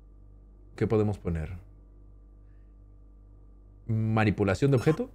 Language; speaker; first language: Spanish; native; Spanish